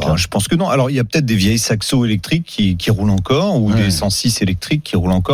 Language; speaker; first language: French; native; French